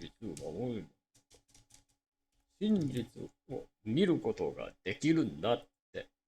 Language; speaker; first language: Japanese; non-native, learner; English